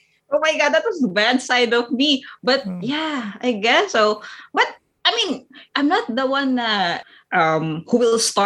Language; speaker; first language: English; non-native, local second language; Filipino